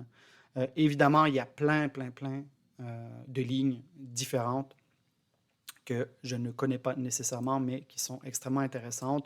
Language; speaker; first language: French; native; French